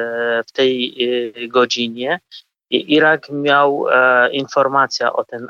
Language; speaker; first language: Polish; non-native, fluent; Kurdish